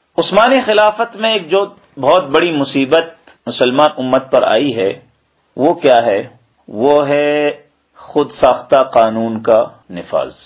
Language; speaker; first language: Urdu; native; Urdu